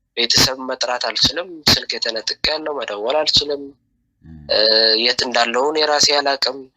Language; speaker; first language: Amharic; non-native, local second language; Tigrinya